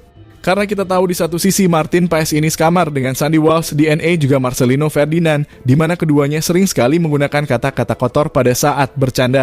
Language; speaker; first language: Indonesian; native; Indonesian